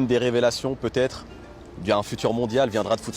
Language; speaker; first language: French; native; French